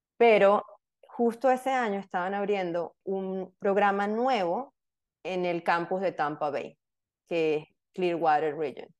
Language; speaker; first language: Spanish; native; Spanish